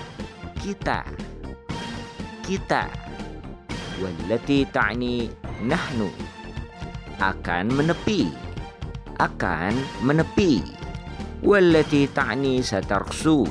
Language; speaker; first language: Arabic; non-native, fluent; Indonesian